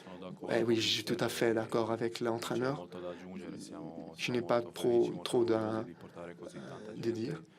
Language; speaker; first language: French; non-native, fluent; Italian